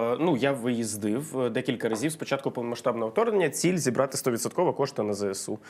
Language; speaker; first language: Ukrainian; non-native, local second language; Russian